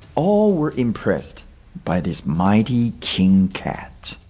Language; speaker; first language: English; non-native, fluent; Chinese